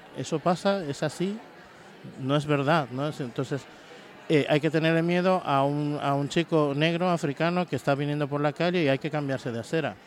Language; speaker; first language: Spanish; native; Spanish